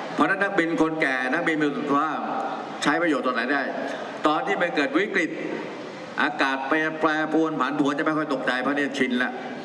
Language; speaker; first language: Thai; native; Thai